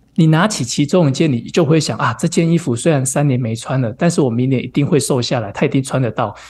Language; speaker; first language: Chinese; native; Chinese